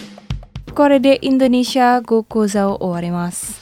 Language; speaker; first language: Japanese; non-native, fluent; Indonesian